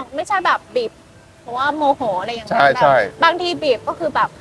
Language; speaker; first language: Thai; non-native, fluent; Vietnamese